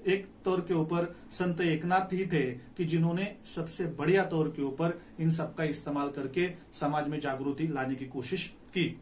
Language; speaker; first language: Hindi; non-native, local second language; Marathi